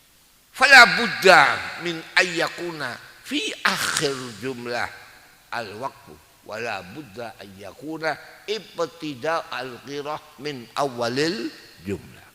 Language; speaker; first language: Arabic; non-native, fluent; Javanese